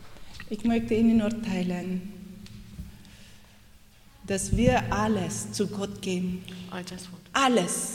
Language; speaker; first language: German; non-native, learner; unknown